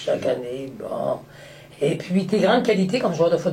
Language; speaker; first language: French; native; French